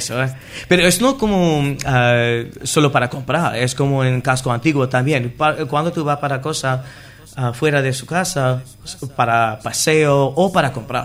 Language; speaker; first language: Spanish; non-native, learner; English